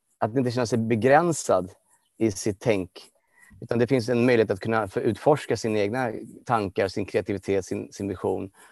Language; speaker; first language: Swedish; non-native, fluent; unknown